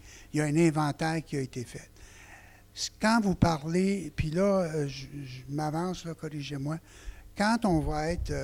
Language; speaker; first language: French; native; French